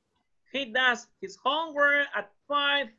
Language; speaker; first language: English; non-native, learner; Spanish